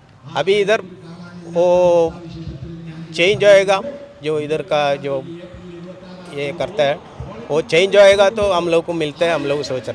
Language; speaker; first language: Hindi; non-native, local second language; Malayalam